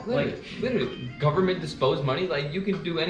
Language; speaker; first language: English; native; English